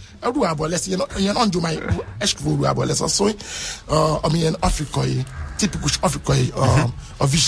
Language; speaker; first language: Hungarian; non-native, learner; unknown